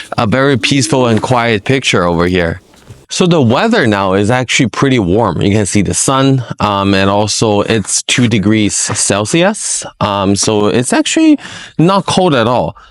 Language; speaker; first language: English; non-native, fluent; Chinese